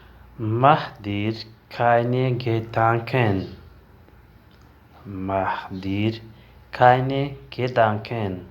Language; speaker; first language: German; non-native, learner; Urdu